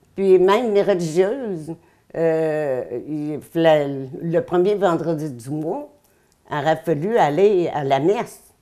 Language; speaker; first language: French; native; French